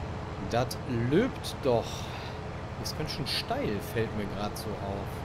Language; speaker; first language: German; native; German